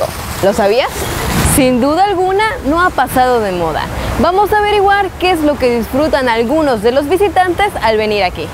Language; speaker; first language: Spanish; native; Spanish